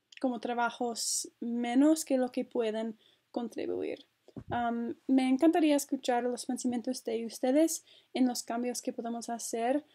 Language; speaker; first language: Spanish; non-native, fluent; English